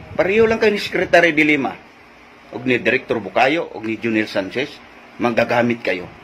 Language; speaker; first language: Filipino; non-native, local second language; Cebuano